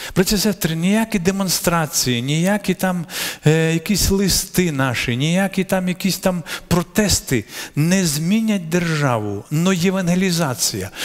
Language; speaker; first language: Ukrainian; non-native, local second language; Russian